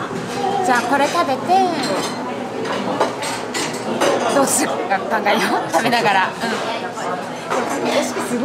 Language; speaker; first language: Japanese; native; Japanese